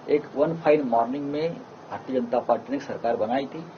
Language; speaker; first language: Hindi; non-native, local second language; Marathi